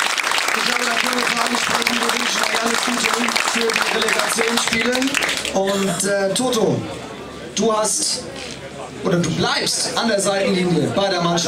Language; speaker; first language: German; native; German